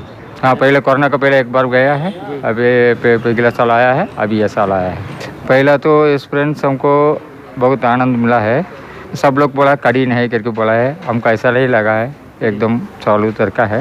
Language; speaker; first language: Hindi; non-native, local second language; Tamil